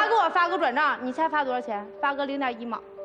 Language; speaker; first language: Chinese; native; Chinese